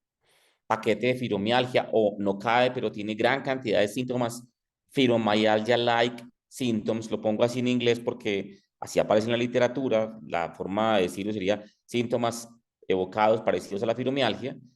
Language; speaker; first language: Spanish; native; Spanish